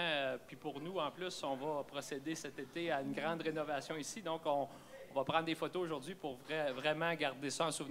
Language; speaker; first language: French; native; French